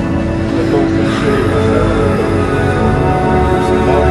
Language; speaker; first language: Filipino; non-native, learner; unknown